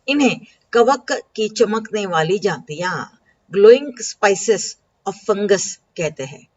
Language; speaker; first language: Hindi; non-native, local second language; Marathi